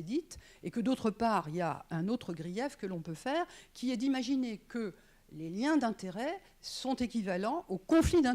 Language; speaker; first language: French; native; French